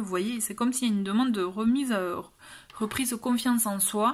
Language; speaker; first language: French; native; French